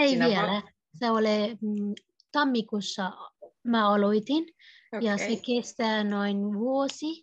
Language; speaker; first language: Finnish; non-native, learner; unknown